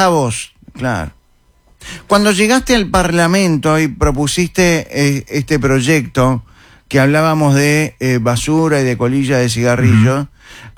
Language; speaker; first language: Spanish; native; Spanish